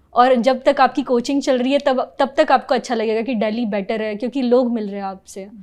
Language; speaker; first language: Hindi; non-native, local second language; Marathi